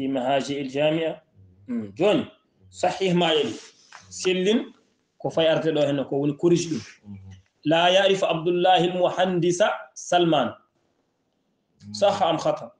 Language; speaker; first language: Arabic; non-native, fluent; Fula